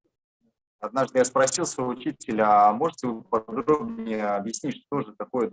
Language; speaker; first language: Russian; native; Russian